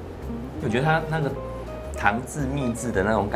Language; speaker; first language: Chinese; native; Chinese